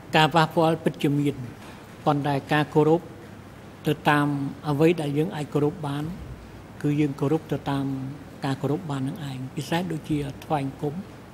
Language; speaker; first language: Khmer; non-native, local second language; Western Cham